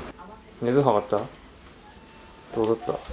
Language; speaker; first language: Japanese; native; Japanese